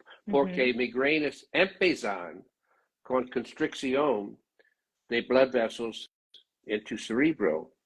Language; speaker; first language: Spanish; non-native, learner; English